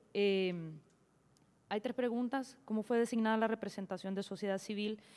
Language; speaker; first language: Spanish; native; Spanish